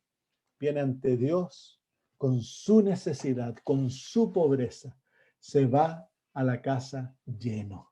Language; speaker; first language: Spanish; native; Spanish